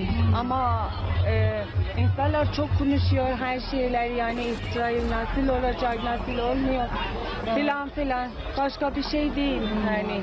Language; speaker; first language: Turkish; non-native, learner; Persian